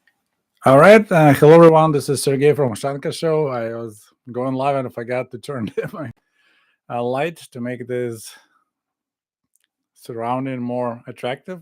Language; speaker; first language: English; non-native, fluent; Russian